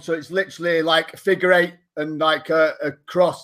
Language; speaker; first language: English; native; English